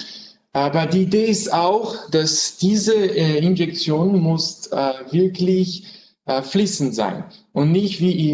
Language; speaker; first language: German; non-native, learner; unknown